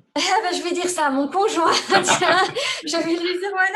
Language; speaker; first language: French; native; French